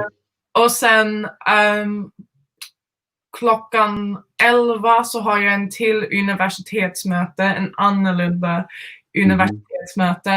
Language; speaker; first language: Swedish; non-native, fluent; Finnish